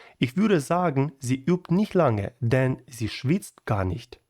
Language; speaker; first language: German; non-native, fluent; Ukrainian